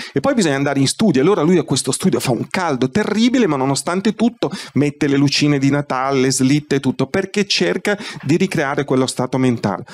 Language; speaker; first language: Italian; native; Italian